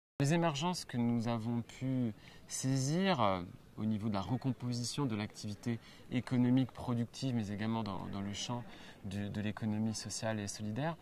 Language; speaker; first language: French; native; French